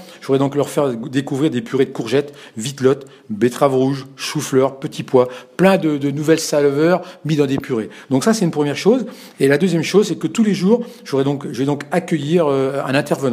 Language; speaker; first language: French; native; French